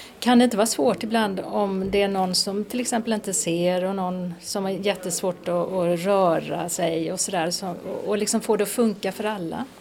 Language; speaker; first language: Swedish; native; Swedish